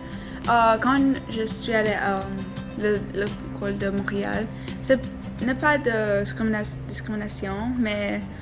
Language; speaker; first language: French; non-native, learner; English